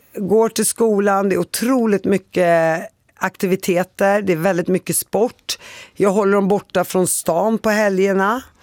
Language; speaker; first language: Swedish; early bilingual, other home language; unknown